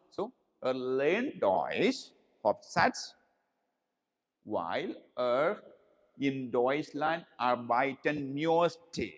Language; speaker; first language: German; non-native, learner; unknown